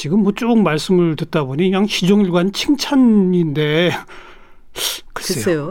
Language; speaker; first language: Korean; native; Korean